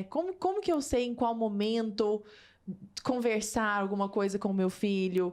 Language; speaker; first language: Portuguese; native; Portuguese